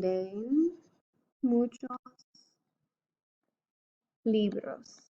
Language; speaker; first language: Spanish; non-native, fluent; English